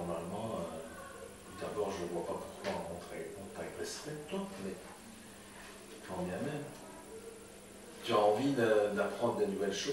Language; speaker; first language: French; native; French